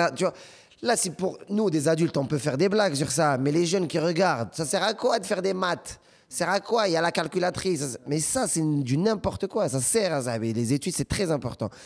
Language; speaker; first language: French; non-native, local second language; Arabic